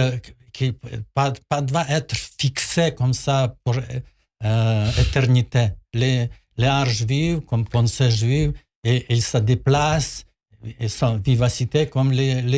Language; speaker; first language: French; non-native, learner; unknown